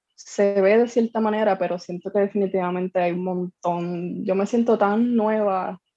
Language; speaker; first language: Spanish; native; Spanish